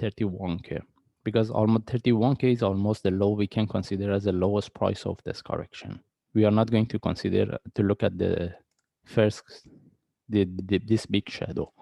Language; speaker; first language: English; non-native, fluent; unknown